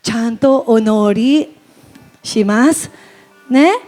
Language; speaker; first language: Japanese; non-native, learner; Filipino